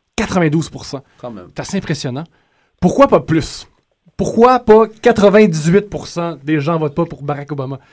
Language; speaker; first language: French; native; French